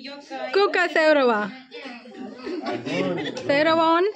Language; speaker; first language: Finnish; non-native, learner; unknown